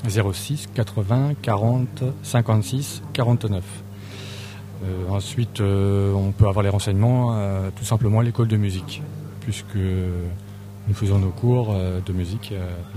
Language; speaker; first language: French; native; French